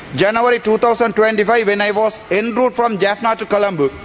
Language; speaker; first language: English; non-native, local second language; Tamil